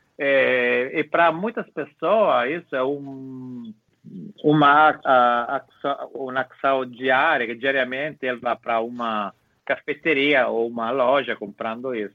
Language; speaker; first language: Portuguese; non-native, fluent; Italian